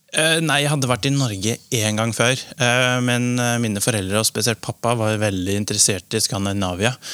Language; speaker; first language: Norwegian; non-native, fluent; Dutch